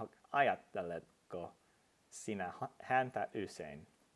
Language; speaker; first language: Finnish; non-native, learner; English